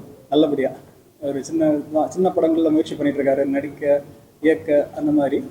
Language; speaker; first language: Tamil; native; Tamil